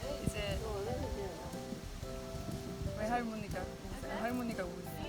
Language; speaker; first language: Korean; non-native, learner; Swedish